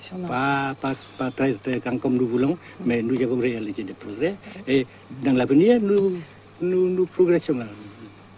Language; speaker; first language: French; non-native, fluent; Vietnamese